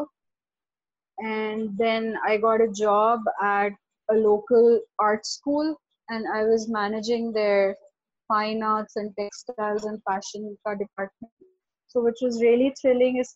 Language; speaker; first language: English; non-native, local second language; Urdu